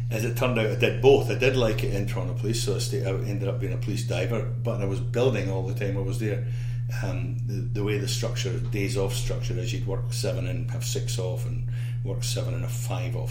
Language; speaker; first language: English; native; English